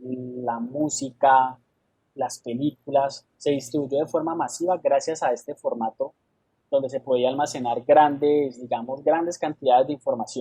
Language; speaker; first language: Spanish; native; Spanish